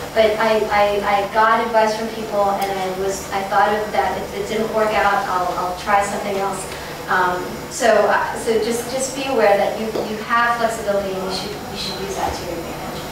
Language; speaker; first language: English; native; English